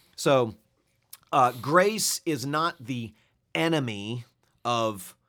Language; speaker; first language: English; native; English